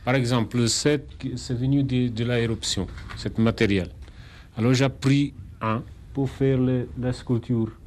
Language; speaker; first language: French; non-native, learner; Kabuverdianu